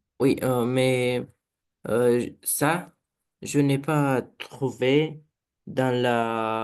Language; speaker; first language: French; non-native, learner; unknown